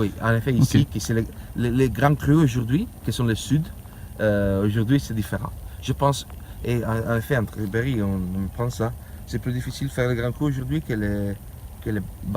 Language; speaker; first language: French; non-native, learner; Italian